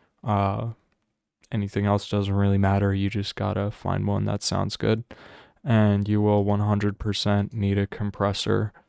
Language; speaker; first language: English; native; English